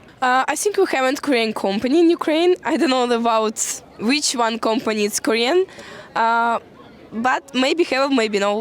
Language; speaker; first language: English; non-native, learner; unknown